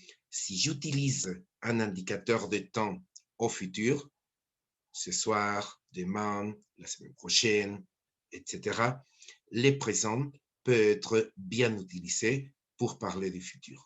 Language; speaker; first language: French; non-native, fluent; Spanish